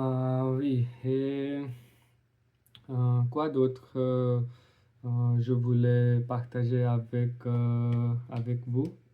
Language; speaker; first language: French; non-native, learner; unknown